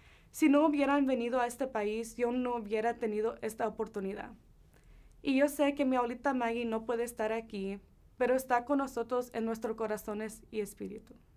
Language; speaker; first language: Spanish; early bilingual, heritage; Spanish